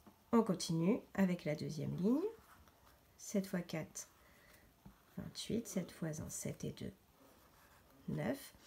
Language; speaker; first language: French; native; French